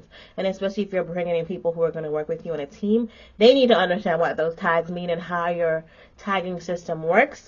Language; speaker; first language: English; native; English